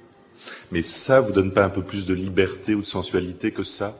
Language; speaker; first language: French; native; French